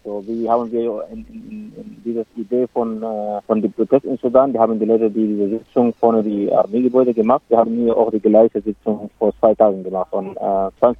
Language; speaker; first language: German; non-native, local second language; Arabic